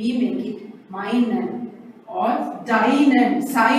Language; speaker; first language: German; non-native, fluent; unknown